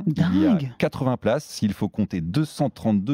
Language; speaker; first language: French; native; French